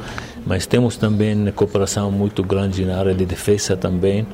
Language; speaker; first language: Portuguese; non-native, fluent; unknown